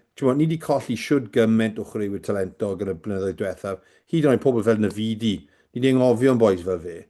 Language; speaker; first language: Welsh; native; Welsh